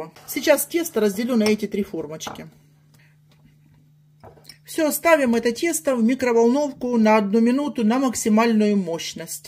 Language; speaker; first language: Russian; native; Russian